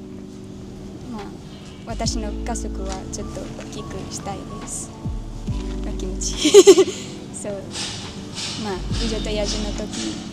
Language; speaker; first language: Japanese; non-native, learner; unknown